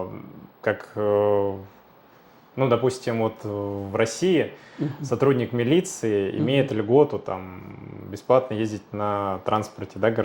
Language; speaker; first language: Russian; native; Russian